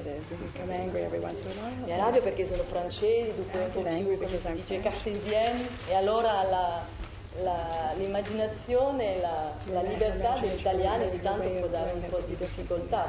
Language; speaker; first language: Italian; non-native, fluent; French